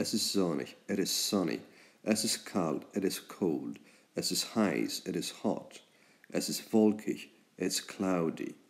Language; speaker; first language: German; non-native, fluent; English